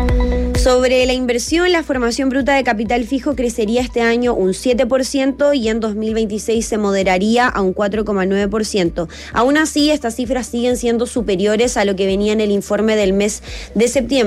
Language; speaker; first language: Spanish; native; Spanish